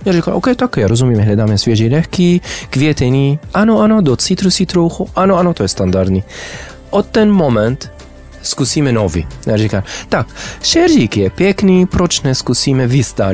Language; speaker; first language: Czech; non-native, learner; Arabic